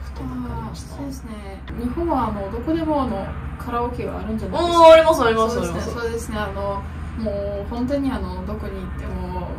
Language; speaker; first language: Japanese; non-native, fluent; Russian